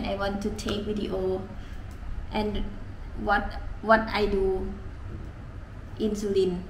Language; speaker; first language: English; non-native, learner; Thai